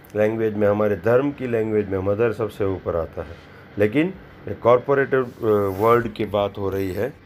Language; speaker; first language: Hindi; non-native, local second language; Gujarati